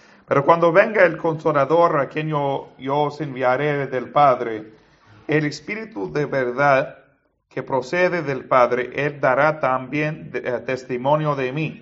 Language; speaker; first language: Spanish; non-native, fluent; English